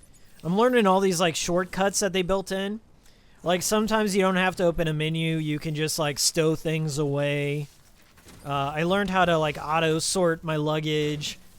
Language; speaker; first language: English; native; English